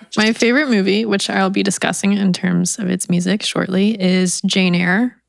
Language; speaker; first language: English; native; English